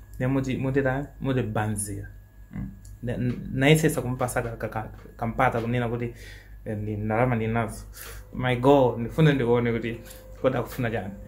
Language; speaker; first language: Nyanja; native; Nyanja